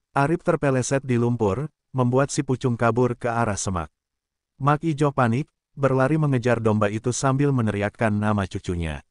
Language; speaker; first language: Indonesian; native; Indonesian